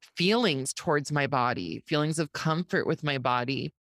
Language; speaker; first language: English; native; English